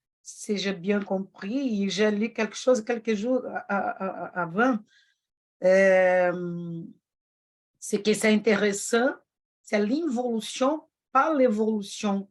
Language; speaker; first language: French; non-native, fluent; Portuguese